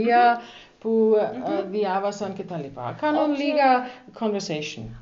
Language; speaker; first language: Greek; non-native, learner; German